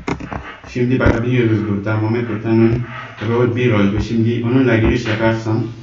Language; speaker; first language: Turkish; non-native, learner; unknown